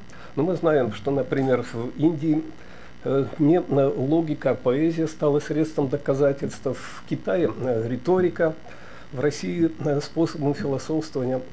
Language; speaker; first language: Russian; native; Russian